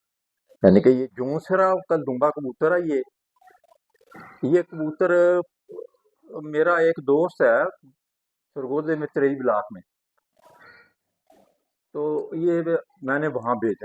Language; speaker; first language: Hindi; non-native, local second language; Punjabi